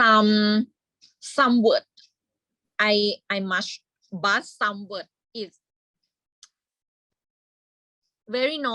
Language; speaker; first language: English; non-native, learner; Thai